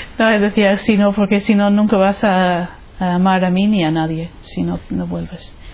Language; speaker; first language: Spanish; non-native, fluent; English